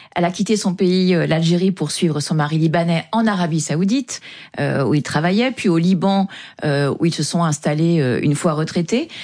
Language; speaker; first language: French; native; French